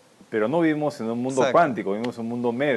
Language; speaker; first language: Spanish; native; Spanish